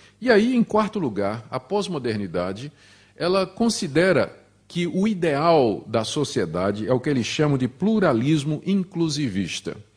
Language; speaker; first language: Portuguese; native; Portuguese